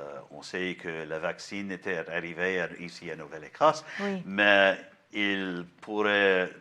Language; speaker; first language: French; non-native, learner; English